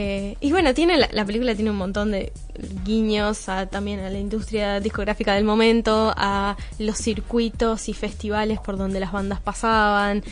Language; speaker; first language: Spanish; native; Spanish